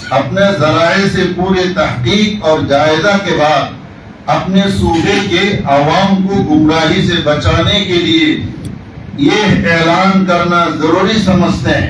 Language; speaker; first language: Urdu; non-native, local second language; Bangla